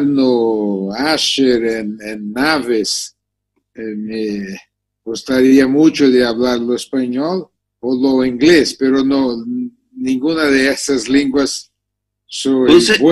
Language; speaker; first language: Spanish; non-native, learner; Portuguese